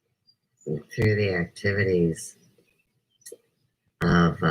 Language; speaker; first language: English; native; English